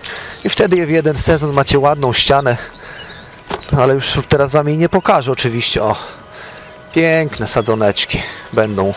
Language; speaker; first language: Polish; native; Polish